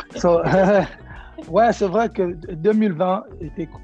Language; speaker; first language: French; non-native, local second language; Lingala